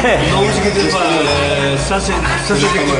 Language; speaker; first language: French; non-native, learner; Spanish